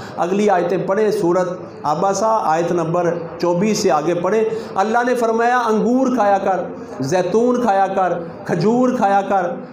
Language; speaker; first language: Urdu; non-native, local second language; Punjabi